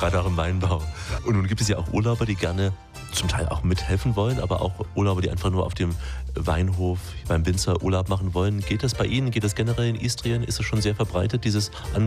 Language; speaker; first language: German; native; German